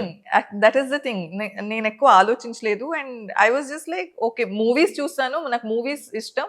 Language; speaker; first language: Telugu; non-native, fluent; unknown